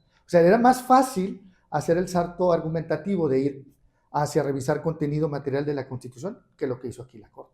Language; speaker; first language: Spanish; native; Spanish